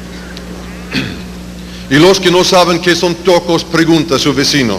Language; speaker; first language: Spanish; non-native, fluent; English